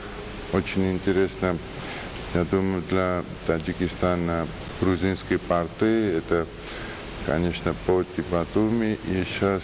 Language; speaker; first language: Russian; non-native, fluent; Georgian